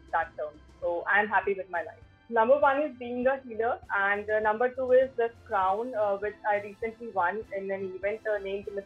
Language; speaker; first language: Hindi; native; Hindi